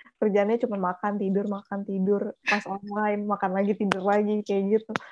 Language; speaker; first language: Indonesian; native; Indonesian